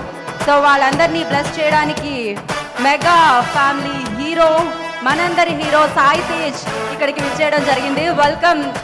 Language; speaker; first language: Telugu; native; Telugu